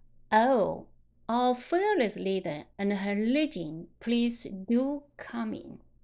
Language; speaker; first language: English; non-native, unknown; Chinese